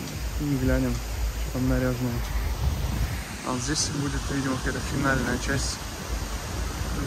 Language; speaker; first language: Russian; native; Russian